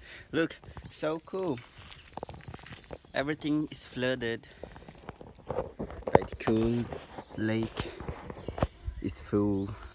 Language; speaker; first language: English; non-native, fluent; Portuguese